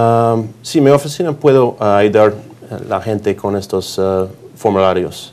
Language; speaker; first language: Spanish; non-native, learner; English